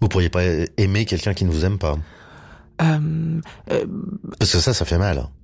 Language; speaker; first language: French; native; French